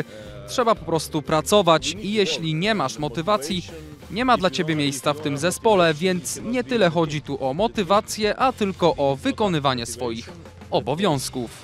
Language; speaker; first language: Polish; non-native, fluent; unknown